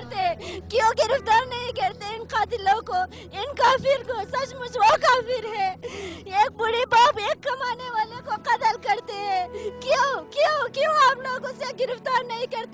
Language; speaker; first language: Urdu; non-native, local second language; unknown